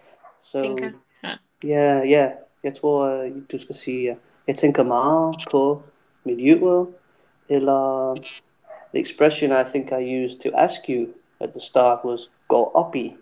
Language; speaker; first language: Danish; non-native, fluent; English